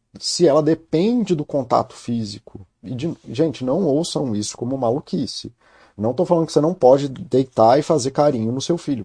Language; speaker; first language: Portuguese; native; Portuguese